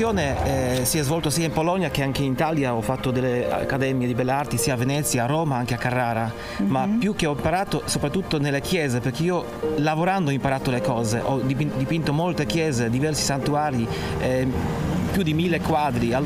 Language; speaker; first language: Italian; non-native, fluent; Polish